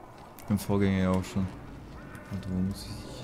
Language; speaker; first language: German; native; German